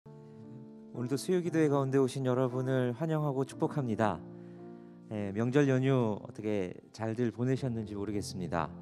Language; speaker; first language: Korean; native; Korean